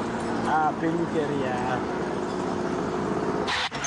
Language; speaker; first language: French; native; French